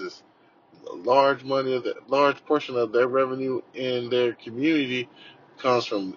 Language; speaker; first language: English; native; English